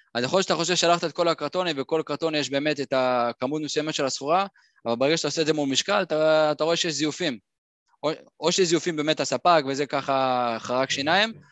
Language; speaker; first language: Hebrew; native; Hebrew